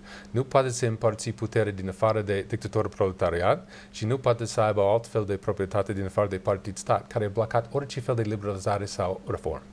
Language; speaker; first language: Romanian; non-native, learner; English